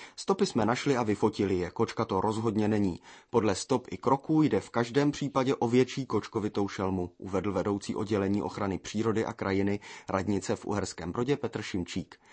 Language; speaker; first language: Czech; native; Czech